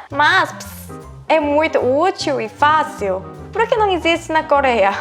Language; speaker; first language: Portuguese; non-native, fluent; Korean